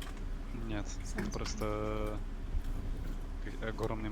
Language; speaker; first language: Russian; non-native, learner; English